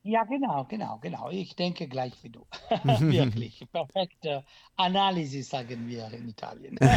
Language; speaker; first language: German; non-native, learner; Italian